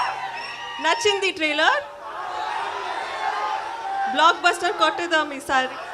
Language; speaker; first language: Telugu; non-native, learner; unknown